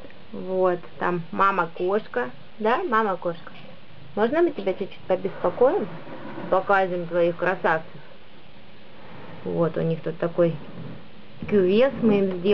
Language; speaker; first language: Russian; native; Russian